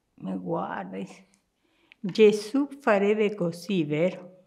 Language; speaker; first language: Italian; non-native, fluent; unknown